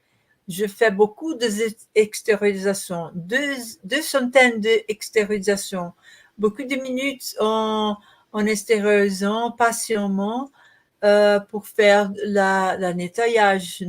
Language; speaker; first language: French; non-native, learner; Portuguese